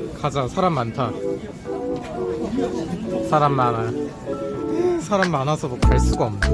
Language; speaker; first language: Korean; native; Korean